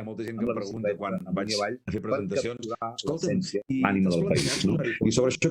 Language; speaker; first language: Catalan; native; Catalan